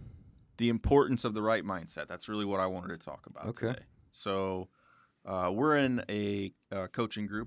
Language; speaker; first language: English; native; English